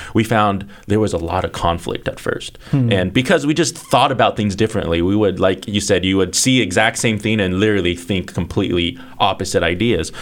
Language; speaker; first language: English; early bilingual, other home language; Chinese